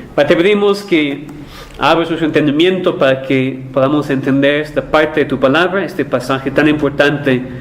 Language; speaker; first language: Spanish; non-native, fluent; English